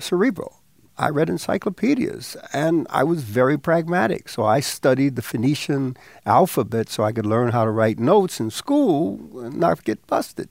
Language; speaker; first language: English; early bilingual, other home language; Spanish